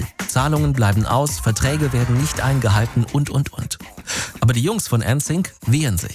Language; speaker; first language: German; native; German